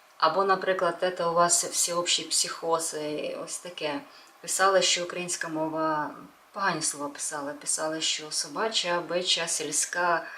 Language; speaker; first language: Ukrainian; non-native, local second language; Russian